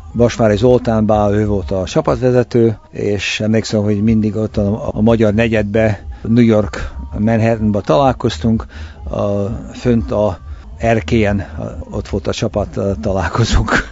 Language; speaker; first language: Hungarian; early bilingual, heritage; Hungarian